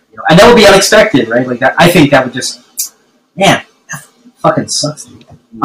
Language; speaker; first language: English; native; English